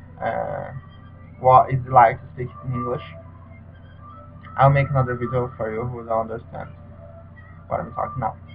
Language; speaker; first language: English; non-native, learner; Portuguese